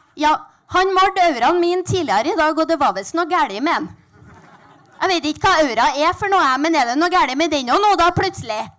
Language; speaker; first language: Norwegian; native; Norwegian